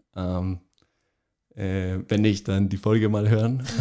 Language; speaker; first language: German; non-native, fluent; Spanish